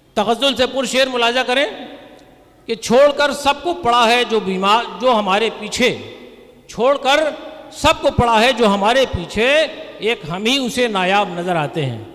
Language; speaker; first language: Urdu; native; Urdu